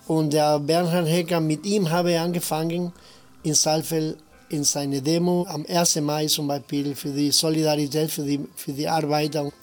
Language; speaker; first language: German; non-native, fluent; Spanish